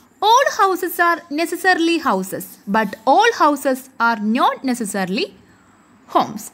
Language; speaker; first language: English; non-native, local second language; Malayalam